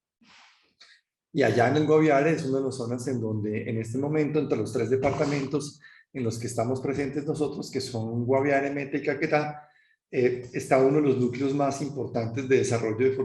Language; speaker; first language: Spanish; native; Spanish